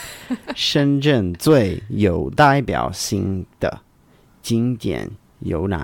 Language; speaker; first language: Chinese; non-native, learner; English